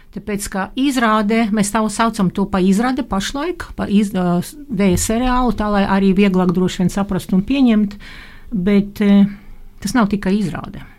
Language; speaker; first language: Latvian; non-native, local second language; Russian